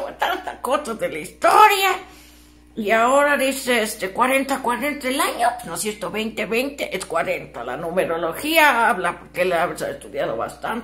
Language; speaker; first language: Spanish; native; Spanish